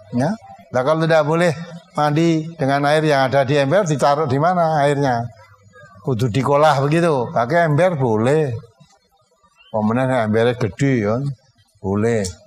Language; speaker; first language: Indonesian; non-native, local second language; Javanese